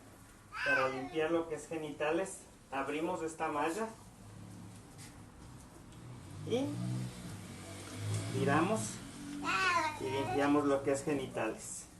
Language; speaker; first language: Spanish; native; Spanish